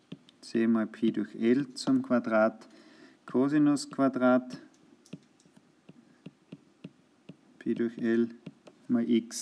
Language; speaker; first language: German; native; German